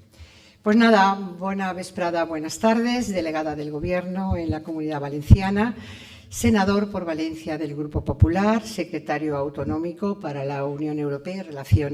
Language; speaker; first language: Spanish; native; Spanish